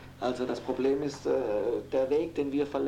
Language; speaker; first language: German; native; German